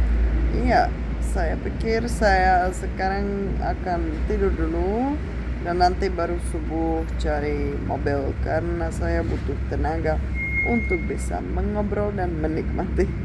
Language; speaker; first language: Indonesian; non-native, fluent; Czech